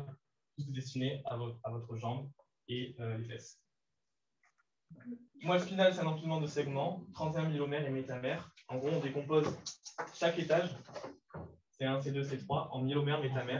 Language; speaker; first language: French; native; French